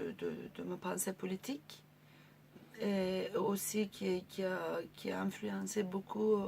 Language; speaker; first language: French; non-native, fluent; Turkish